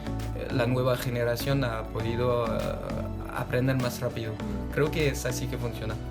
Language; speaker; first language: Spanish; non-native, fluent; French